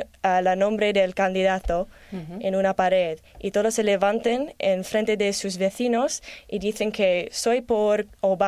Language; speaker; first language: Spanish; non-native, learner; English